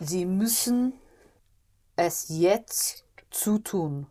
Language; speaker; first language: German; non-native, learner; English